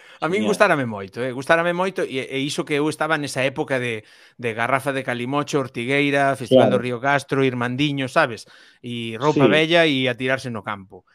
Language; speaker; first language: Galician; native; Galician